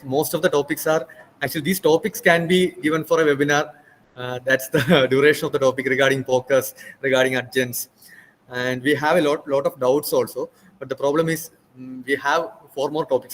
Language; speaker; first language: English; non-native, local second language; Malayalam